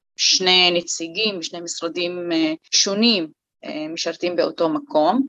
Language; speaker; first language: Hebrew; non-native, local second language; Arabic